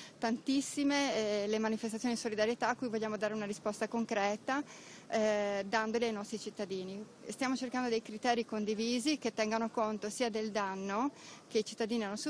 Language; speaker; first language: Italian; native; Italian